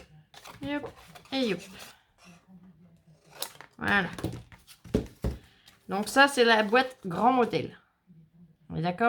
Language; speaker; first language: French; native; French